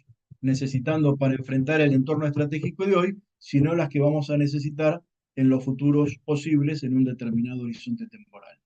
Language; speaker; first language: Spanish; native; Spanish